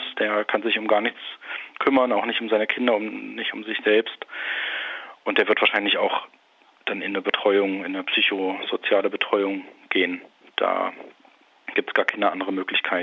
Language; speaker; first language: German; native; German